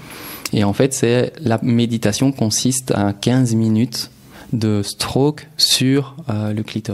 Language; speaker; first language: French; native; French